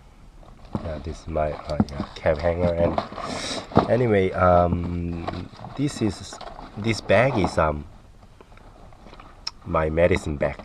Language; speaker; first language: English; non-native, learner; Korean